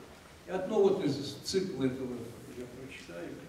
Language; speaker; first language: Russian; native; Russian